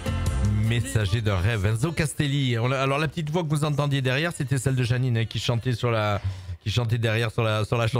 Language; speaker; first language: French; native; French